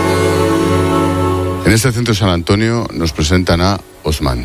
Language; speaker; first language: Spanish; native; Spanish